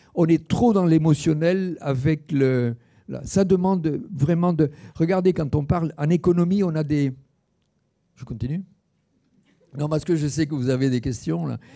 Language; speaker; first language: French; native; French